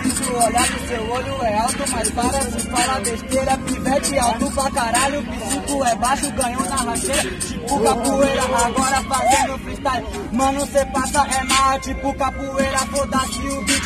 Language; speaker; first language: Portuguese; native; Portuguese